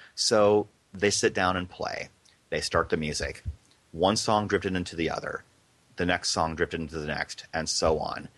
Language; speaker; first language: English; native; English